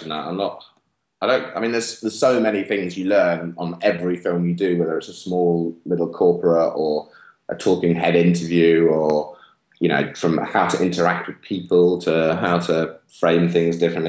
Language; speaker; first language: English; native; English